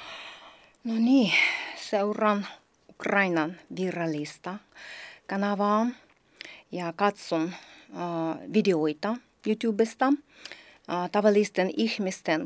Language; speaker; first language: Finnish; non-native, learner; Ukrainian